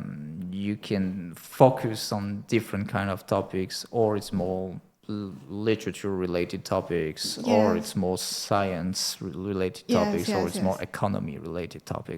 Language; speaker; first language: English; non-native, fluent; French